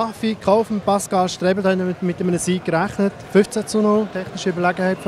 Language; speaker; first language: German; native; German